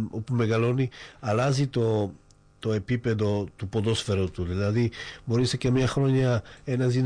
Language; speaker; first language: Greek; non-native, fluent; Slovak